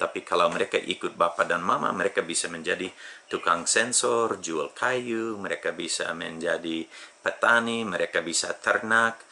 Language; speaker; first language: Indonesian; non-native, fluent; English